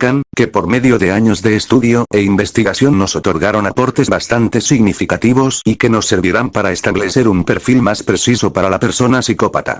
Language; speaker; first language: Spanish; native; Spanish